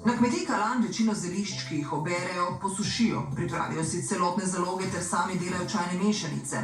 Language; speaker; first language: Slovenian; native; Slovenian